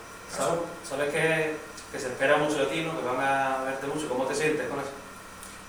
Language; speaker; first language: Spanish; native; Spanish